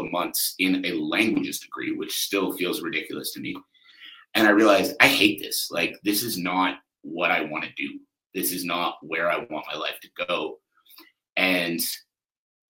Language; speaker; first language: English; native; English